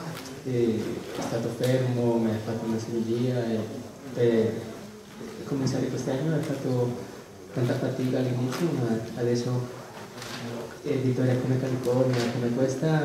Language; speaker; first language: Italian; non-native, learner; Spanish